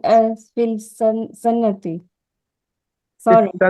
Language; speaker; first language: Arabic; non-native, learner; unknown